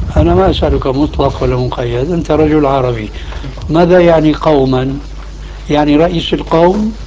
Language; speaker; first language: Arabic; early bilingual, other home language; Albanian